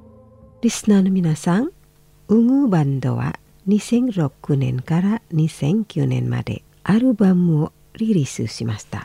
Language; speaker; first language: Japanese; non-native, fluent; Indonesian